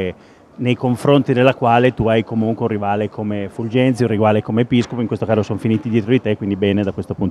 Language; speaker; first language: Italian; native; Italian